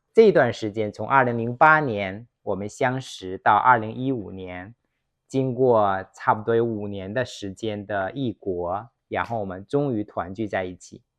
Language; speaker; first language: Chinese; native; Chinese